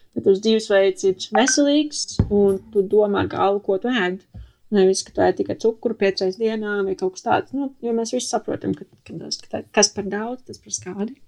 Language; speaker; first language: Latvian; non-native, local second language; Russian